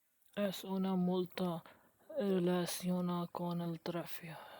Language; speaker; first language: Spanish; non-native, learner; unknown